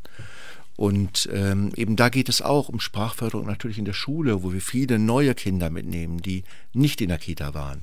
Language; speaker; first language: German; native; German